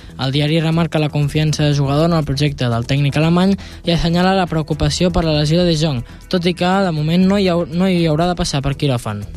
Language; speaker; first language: Catalan; native; Catalan